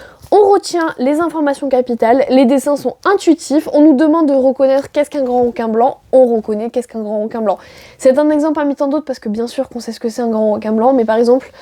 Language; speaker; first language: French; native; French